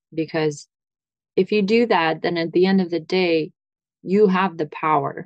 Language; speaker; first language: English; early bilingual, other home language; Russian